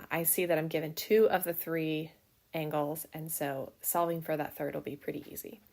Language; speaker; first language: English; native; English